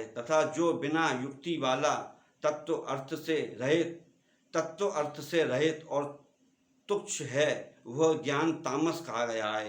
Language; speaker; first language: Hindi; native; Hindi